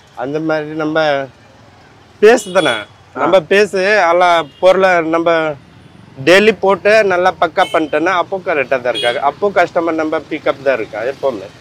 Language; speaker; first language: Tamil; non-native, learner; Hindi